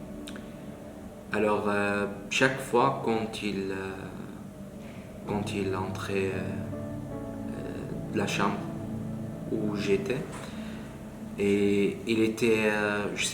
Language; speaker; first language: French; non-native, learner; Arabic